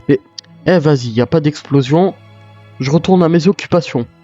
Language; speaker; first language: French; native; French